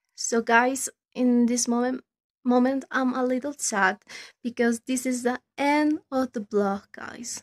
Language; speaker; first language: English; non-native, learner; Spanish